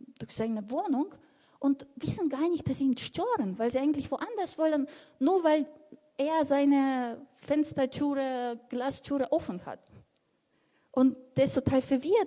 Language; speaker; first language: German; non-native, fluent; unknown